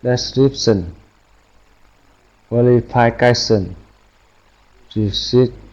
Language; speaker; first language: English; non-native, learner; Vietnamese